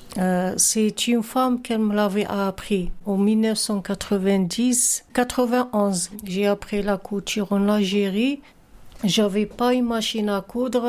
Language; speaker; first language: French; non-native, fluent; Arabic